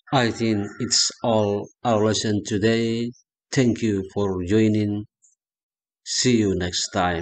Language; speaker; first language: English; non-native, learner; Indonesian